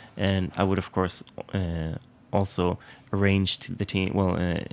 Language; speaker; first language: English; non-native, fluent; Swedish